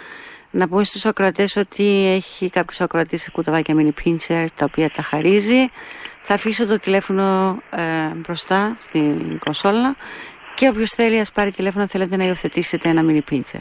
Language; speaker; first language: Greek; native; Greek